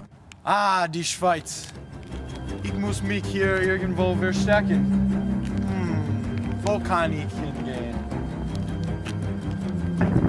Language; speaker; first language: German; non-native, learner; English